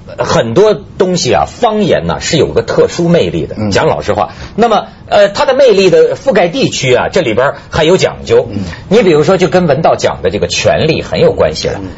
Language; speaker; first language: Chinese; native; Chinese